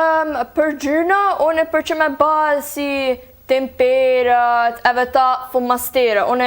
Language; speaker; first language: Albanian; early bilingual, heritage; Albanian